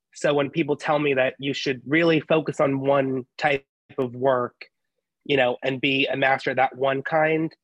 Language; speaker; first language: English; native; English